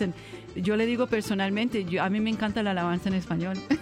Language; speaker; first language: Spanish; early bilingual, heritage; Spanish